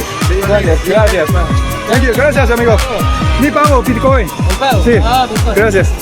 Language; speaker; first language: Spanish; non-native, learner; Korean